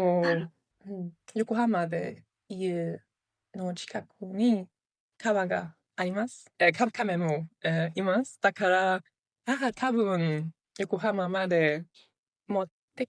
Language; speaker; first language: Japanese; non-native, learner; Italian